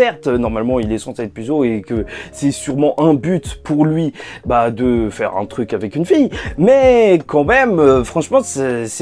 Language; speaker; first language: French; native; French